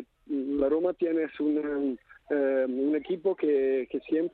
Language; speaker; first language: Spanish; non-native, fluent; Italian